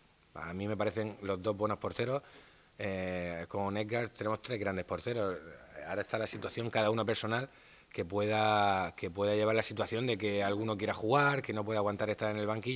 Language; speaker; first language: Spanish; native; Spanish